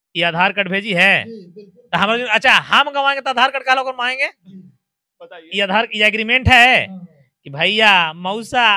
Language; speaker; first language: Hindi; native; Hindi